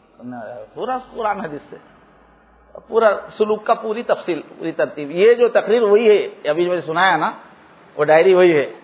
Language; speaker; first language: Urdu; native; Urdu